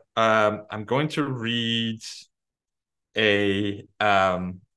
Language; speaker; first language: English; non-native, fluent; Turkish